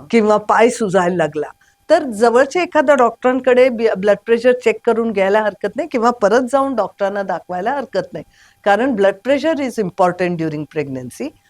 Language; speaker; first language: Marathi; non-native, local second language; Kannada